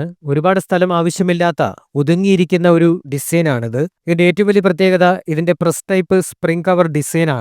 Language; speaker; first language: Malayalam; native; Malayalam